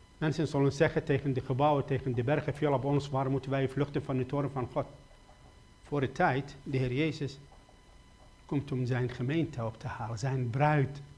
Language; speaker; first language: Dutch; non-native, fluent; Kurdish